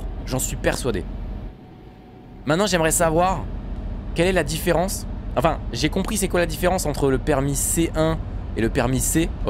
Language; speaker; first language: French; native; French